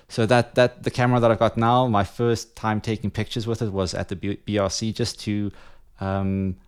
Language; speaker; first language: English; non-native, local second language; Afrikaans